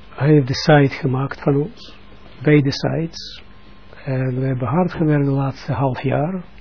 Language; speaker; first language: Dutch; non-native, fluent; Russian